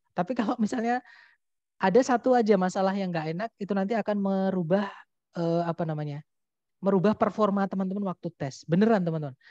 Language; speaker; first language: Indonesian; non-native, local second language; Javanese